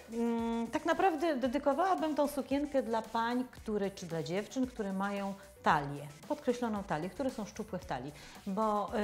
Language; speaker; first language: Polish; native; Polish